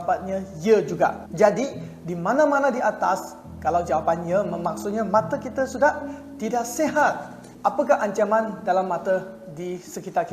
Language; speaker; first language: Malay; non-native, local second language; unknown